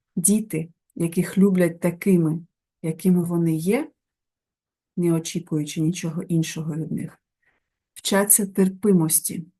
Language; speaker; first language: Ukrainian; non-native, local second language; Russian